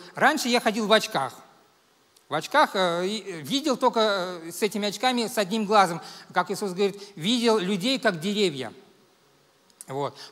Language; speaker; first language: Russian; native; Russian